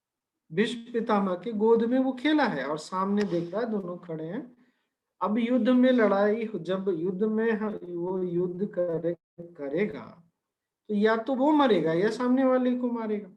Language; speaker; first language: Hindi; native; Hindi